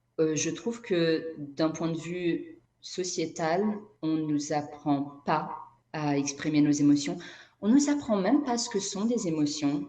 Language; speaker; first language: French; non-native, fluent; Portuguese